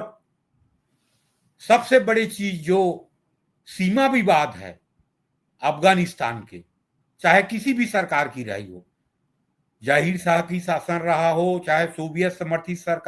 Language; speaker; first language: Hindi; native; Hindi